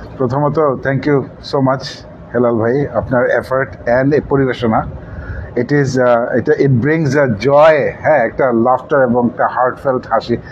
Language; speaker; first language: Bangla; native; Bangla